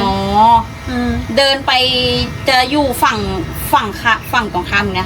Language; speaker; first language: Thai; native; Thai